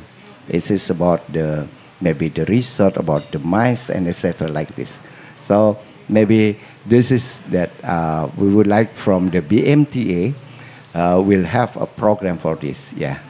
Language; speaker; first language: English; non-native, learner; Indonesian